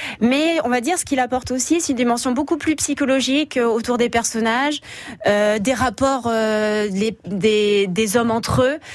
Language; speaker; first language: French; native; French